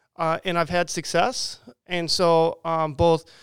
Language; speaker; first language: English; native; English